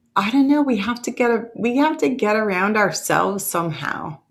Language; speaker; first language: English; early bilingual, other home language; Italian